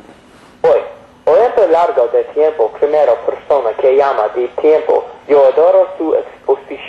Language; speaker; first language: Spanish; non-native, learner; English